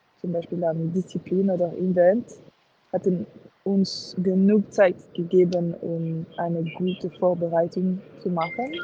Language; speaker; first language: German; non-native, local second language; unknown